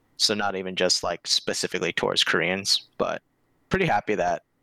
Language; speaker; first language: English; early bilingual, other home language; Korean